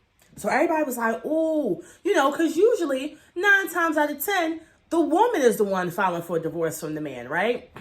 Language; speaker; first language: English; native; English